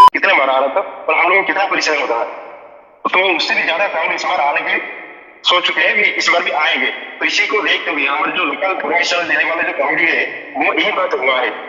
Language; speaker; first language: Hindi; non-native, local second language; Bangla